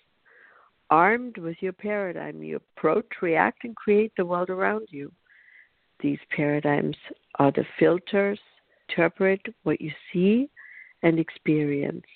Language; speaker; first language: English; non-native, fluent; German